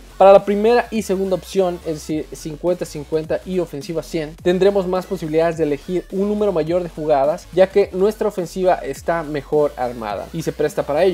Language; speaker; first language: Spanish; native; Spanish